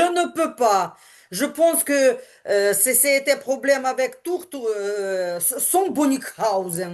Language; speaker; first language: French; non-native, learner; Ukrainian